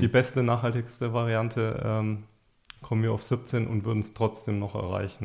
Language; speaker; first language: German; native; German